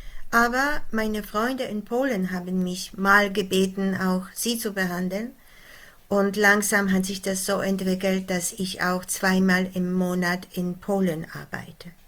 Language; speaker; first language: German; non-native, fluent; Polish